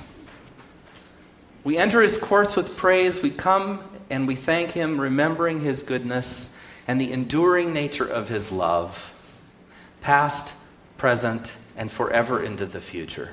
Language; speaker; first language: English; native; English